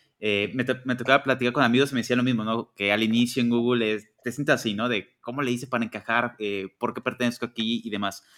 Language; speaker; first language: Spanish; native; Spanish